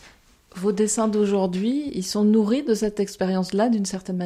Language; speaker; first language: French; native; French